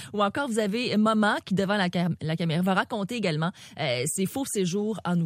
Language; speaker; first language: French; native; French